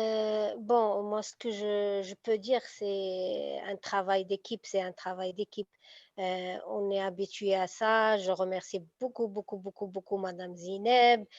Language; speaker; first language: French; non-native, local second language; Arabic